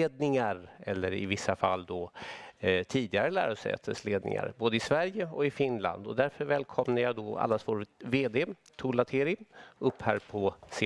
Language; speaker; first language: Swedish; native; Swedish